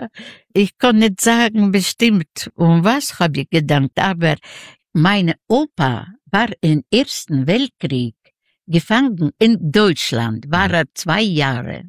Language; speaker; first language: German; non-native, learner; Yiddish